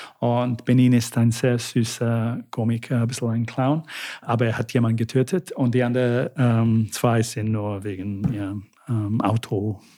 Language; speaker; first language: German; non-native, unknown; English